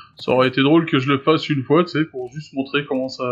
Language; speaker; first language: French; native; French